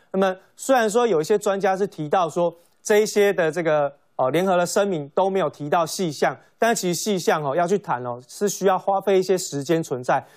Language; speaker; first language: Chinese; native; Chinese